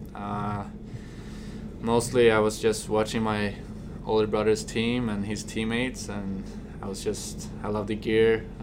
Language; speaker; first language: English; non-native, fluent; Swedish